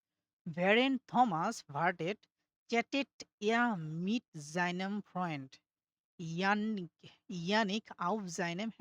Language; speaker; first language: German; non-native, learner; Bangla